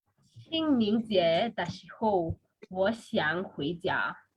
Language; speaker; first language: Chinese; non-native, learner; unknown